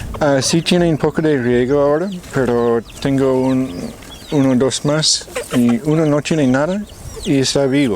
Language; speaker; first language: Spanish; non-native, fluent; English